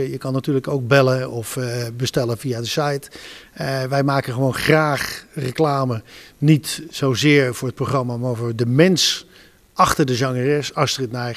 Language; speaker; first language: Dutch; native; Dutch